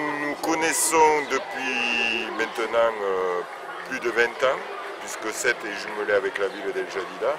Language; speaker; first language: French; native; French